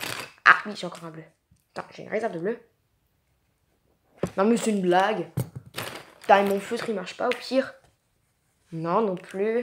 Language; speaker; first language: French; native; French